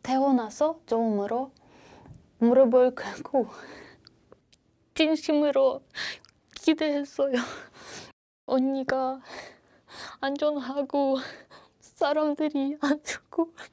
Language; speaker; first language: Korean; non-native, learner; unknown